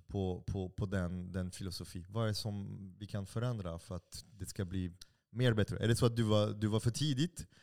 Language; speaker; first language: Swedish; non-native, fluent; French